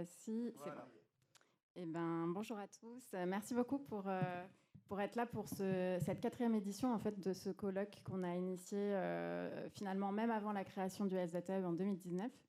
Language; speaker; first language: French; native; French